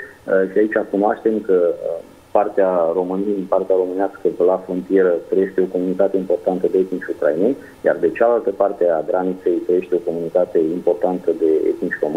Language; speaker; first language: Romanian; non-native, local second language; Ukrainian